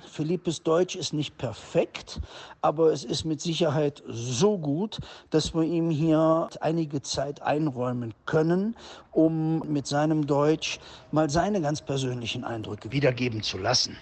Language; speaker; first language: German; native; German